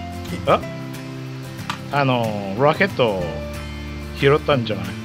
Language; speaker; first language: Japanese; non-native, fluent; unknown